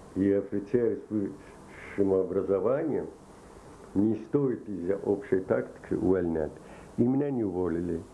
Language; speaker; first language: Russian; non-native, local second language; Azerbaijani